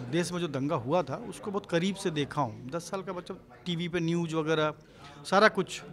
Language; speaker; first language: Hindi; native; Hindi